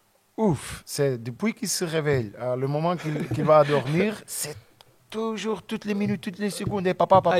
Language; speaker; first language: French; non-native, learner; Portuguese